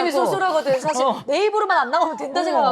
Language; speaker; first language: Korean; native; Korean